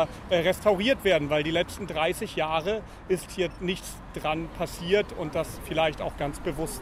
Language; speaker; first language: German; native; German